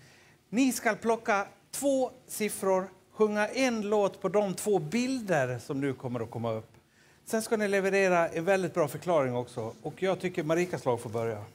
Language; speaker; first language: Swedish; native; Swedish